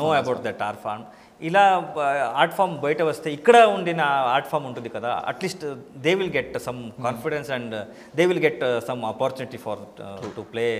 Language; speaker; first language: Telugu; non-native, learner; Kannada